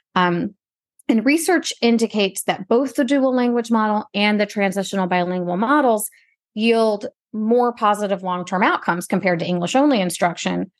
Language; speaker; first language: English; native; English